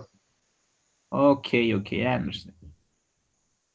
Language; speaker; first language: English; non-native, learner; Spanish